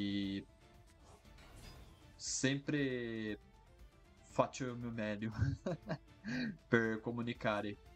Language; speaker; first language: Italian; non-native, learner; Portuguese